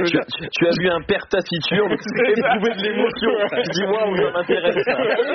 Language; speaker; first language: French; native; French